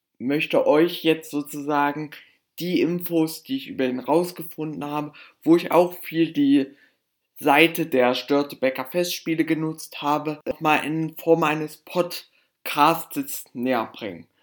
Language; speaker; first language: German; native; German